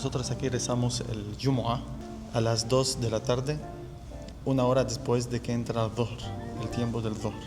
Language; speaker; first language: Spanish; non-native, fluent; Arabic